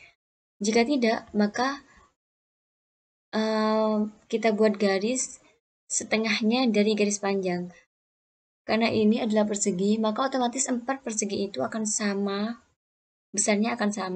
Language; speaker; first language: Indonesian; native; Indonesian